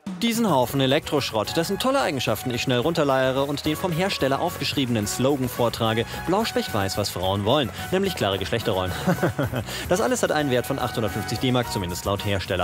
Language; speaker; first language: German; native; German